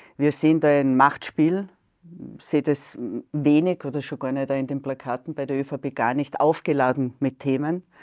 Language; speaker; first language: German; native; German